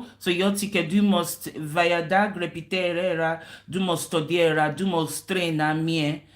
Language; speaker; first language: Swedish; non-native, learner; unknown